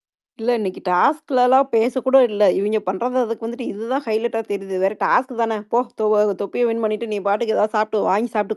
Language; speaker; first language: Tamil; native; Tamil